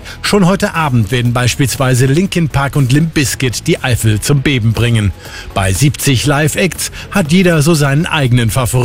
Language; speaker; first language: German; native; German